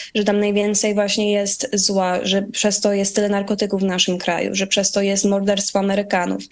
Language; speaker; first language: Polish; early bilingual, heritage; Polish